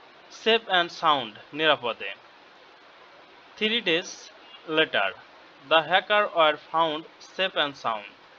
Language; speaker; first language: English; non-native, local second language; Bangla